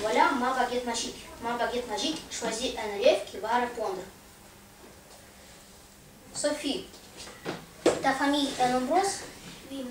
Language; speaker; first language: French; non-native, learner; Russian